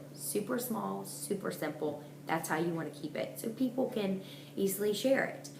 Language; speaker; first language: English; native; English